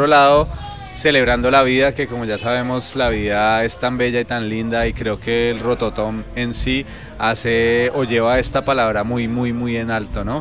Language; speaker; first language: Spanish; native; Spanish